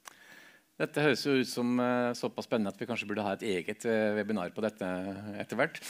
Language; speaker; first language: Norwegian; native; Norwegian